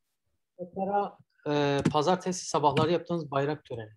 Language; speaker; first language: Turkish; native; Turkish